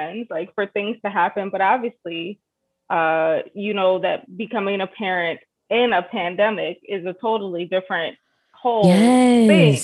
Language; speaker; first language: English; native; English